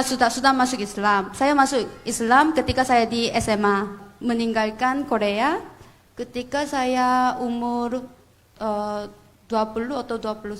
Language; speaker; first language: Indonesian; non-native, fluent; Korean